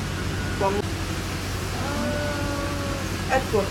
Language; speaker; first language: French; native; French